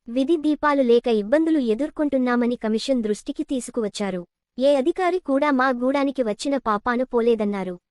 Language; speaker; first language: Telugu; native; Telugu